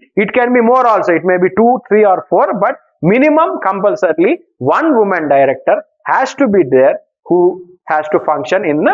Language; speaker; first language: English; non-native, local second language; Telugu